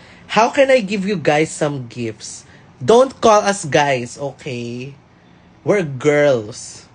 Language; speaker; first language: English; non-native, local second language; Filipino